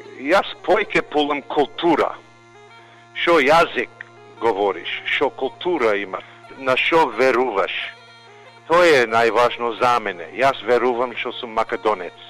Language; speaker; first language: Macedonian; early bilingual, heritage; Macedonian